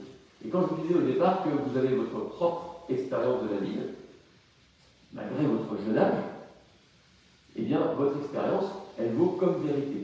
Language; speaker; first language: French; native; French